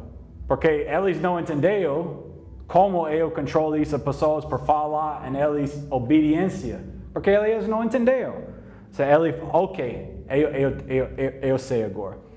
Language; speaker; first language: Portuguese; non-native, learner; English